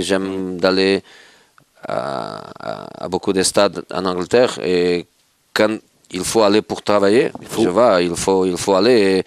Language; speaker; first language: French; non-native, fluent; Portuguese